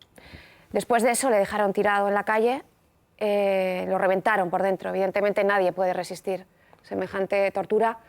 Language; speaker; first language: Spanish; native; Spanish